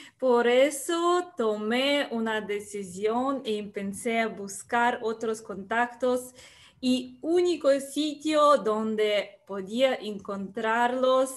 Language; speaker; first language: Spanish; non-native, learner; Russian